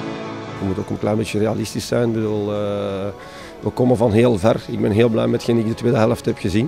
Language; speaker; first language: Dutch; native; Dutch